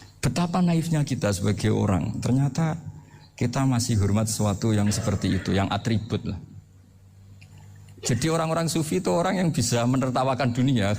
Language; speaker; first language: Indonesian; non-native, local second language; Javanese